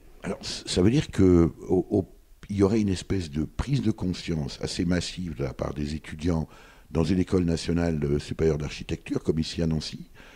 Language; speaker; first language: French; native; French